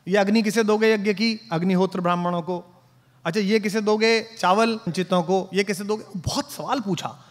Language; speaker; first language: Hindi; native; Hindi